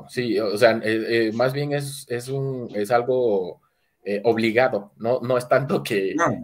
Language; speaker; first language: Spanish; native; Spanish